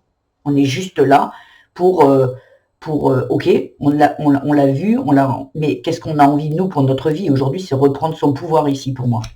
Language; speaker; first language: French; native; French